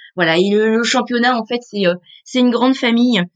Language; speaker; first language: French; native; French